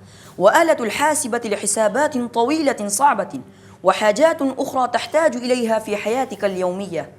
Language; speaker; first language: Arabic; non-native, learner; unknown